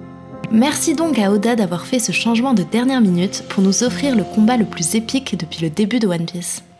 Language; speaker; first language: French; native; French